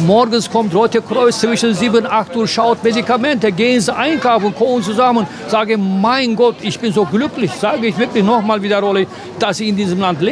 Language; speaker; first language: German; non-native, fluent; Turkish